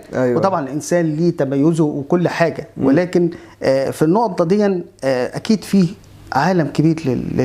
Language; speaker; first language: Arabic; native; Arabic